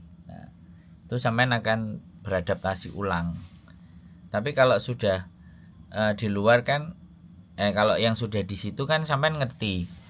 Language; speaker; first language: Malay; non-native, local second language; Javanese